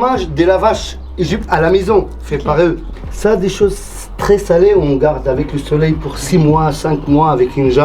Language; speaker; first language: French; non-native, learner; Arabic